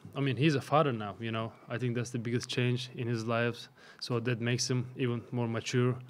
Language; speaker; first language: English; non-native, fluent; Turkish